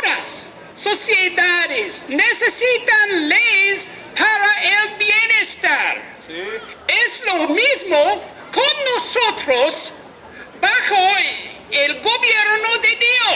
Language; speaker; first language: Spanish; non-native, learner; English